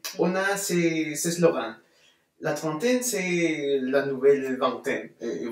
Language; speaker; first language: French; non-native, fluent; Spanish